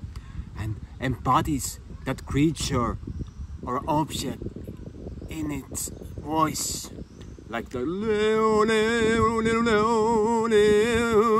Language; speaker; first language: English; non-native, fluent; Estonian